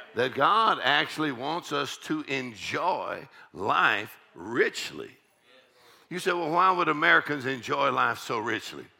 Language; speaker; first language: English; native; English